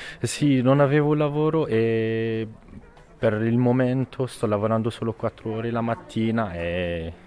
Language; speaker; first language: Italian; non-native, learner; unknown